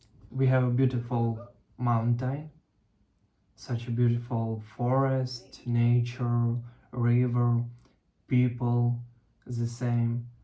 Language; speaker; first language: English; non-native, learner; Russian